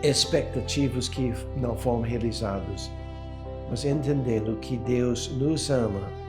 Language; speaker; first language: Portuguese; non-native, fluent; English